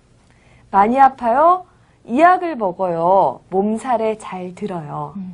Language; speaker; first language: Korean; native; Korean